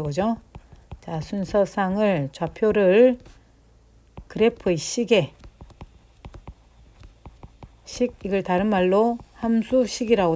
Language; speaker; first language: Korean; native; Korean